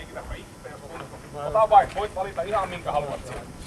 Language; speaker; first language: Finnish; native; Finnish